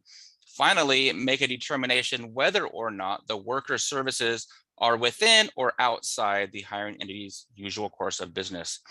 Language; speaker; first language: English; native; English